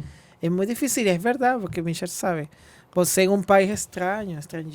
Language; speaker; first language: Portuguese; non-native, fluent; Spanish